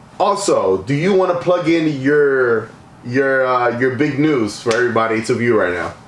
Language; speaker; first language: English; native; English